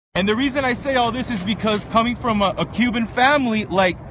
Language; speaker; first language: English; non-native, fluent; Spanish